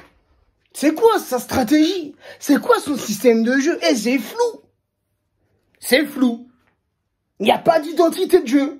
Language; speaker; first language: French; native; French